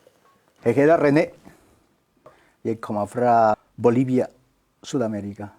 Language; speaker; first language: Danish; non-native, learner; Spanish